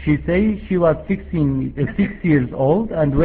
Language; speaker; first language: English; non-native, fluent; Arabic